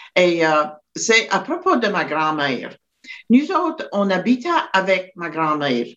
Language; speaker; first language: French; native; French